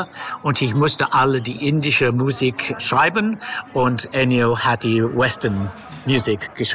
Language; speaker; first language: German; non-native, fluent; English